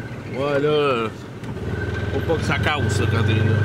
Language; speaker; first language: French; native; French